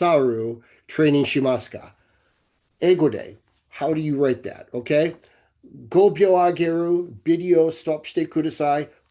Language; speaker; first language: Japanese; non-native, learner; English